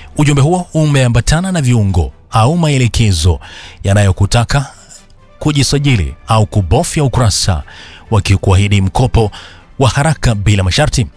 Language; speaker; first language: Swahili; native; Swahili